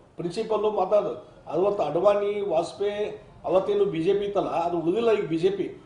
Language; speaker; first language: Kannada; native; Kannada